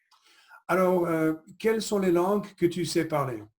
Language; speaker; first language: French; non-native, fluent; English